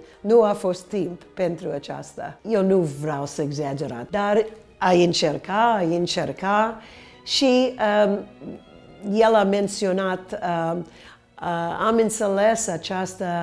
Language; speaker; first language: Romanian; early bilingual, heritage; Romanian